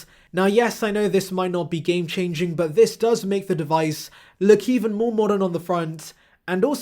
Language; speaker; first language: English; native; English